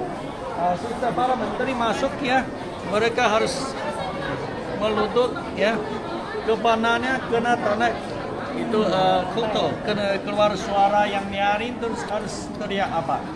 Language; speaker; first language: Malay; non-native, fluent; Chinese